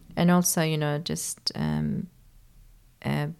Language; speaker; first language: English; early bilingual, other home language; Persian